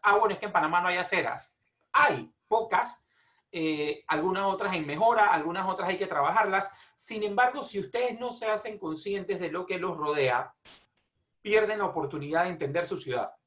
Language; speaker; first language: Spanish; native; Spanish